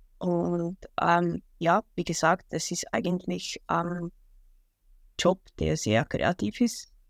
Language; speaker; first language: German; non-native, fluent; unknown